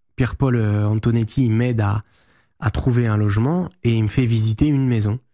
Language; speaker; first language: French; native; French